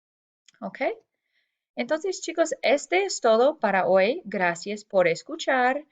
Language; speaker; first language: Spanish; non-native, fluent; English